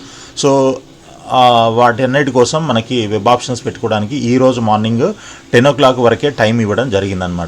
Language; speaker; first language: Telugu; native; Telugu